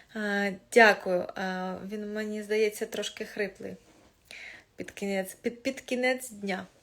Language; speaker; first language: Ukrainian; non-native, local second language; Russian